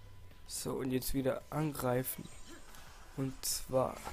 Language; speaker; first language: German; native; German